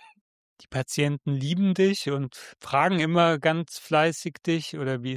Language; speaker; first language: German; native; German